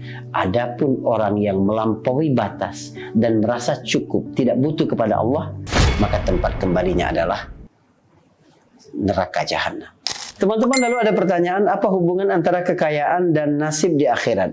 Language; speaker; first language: Indonesian; native; Indonesian